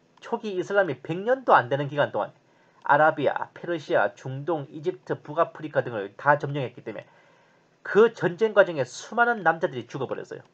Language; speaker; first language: Korean; native; Korean